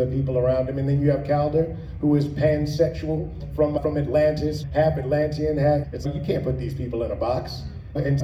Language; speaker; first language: English; native; English